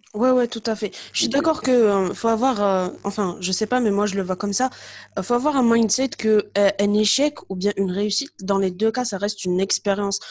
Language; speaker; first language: French; non-native, local second language; Arabic